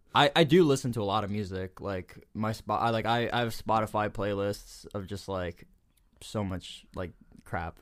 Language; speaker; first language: English; early bilingual, other home language; Spanish